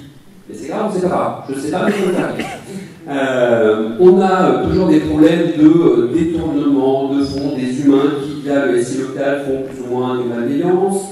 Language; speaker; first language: French; native; French